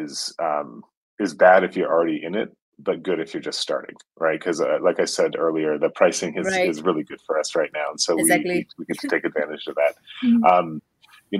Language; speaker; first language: English; native; English